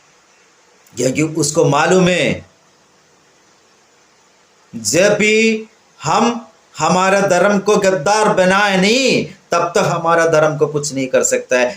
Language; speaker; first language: Hindi; non-native, local second language; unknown